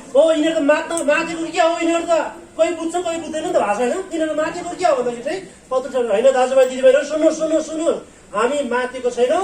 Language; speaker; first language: Nepali; non-native, local second language; Eastern Tamang